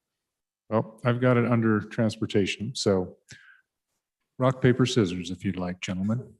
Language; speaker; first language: English; native; English